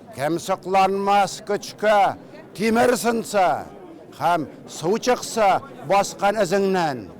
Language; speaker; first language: Tatar; native; Tatar